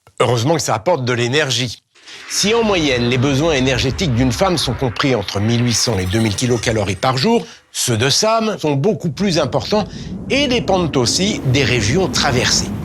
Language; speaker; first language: French; native; French